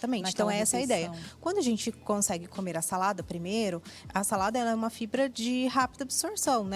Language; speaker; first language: Portuguese; native; Portuguese